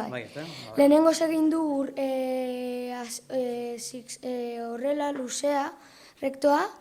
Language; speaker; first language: Basque; non-native, local second language; Spanish